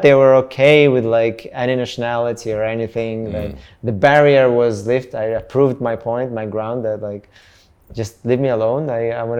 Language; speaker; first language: English; non-native, fluent; Russian